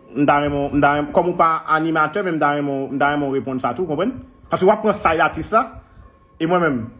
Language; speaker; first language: Haitian Creole; native; Haitian Creole